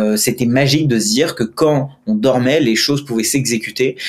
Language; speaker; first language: French; non-native, fluent; Hindi